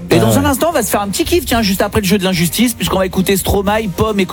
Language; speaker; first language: French; native; French